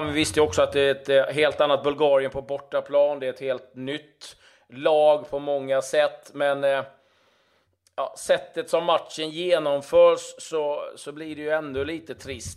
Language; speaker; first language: Swedish; native; Swedish